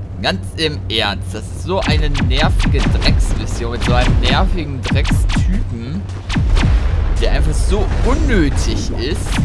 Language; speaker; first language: German; native; German